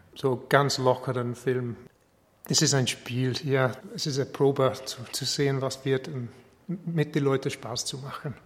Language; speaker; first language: German; non-native, fluent; English